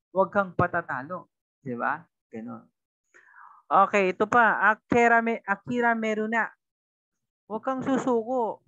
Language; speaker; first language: Filipino; native; Filipino